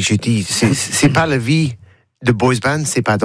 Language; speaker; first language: French; non-native, learner; English